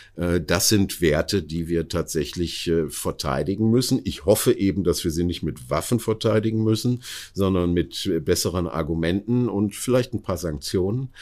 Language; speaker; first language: German; native; German